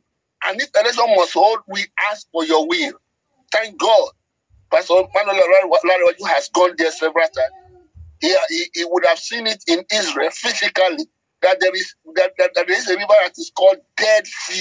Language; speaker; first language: English; non-native, local second language; Yoruba